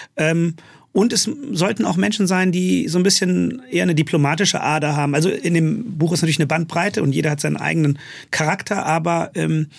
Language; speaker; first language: German; native; German